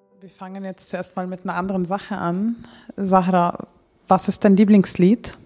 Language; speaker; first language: German; early bilingual, other home language; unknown